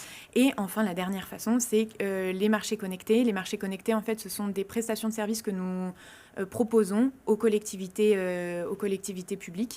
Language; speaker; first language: French; native; French